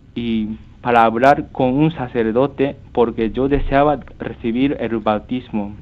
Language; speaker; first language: Spanish; non-native, fluent; Japanese